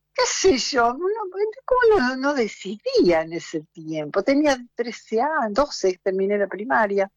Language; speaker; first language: Spanish; native; Spanish